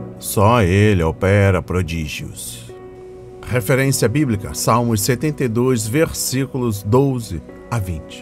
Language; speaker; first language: Portuguese; native; Portuguese